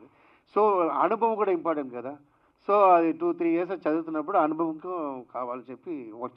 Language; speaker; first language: Telugu; non-native, learner; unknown